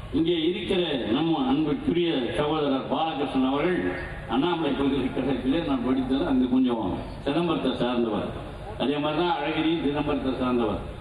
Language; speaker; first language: Tamil; native; Tamil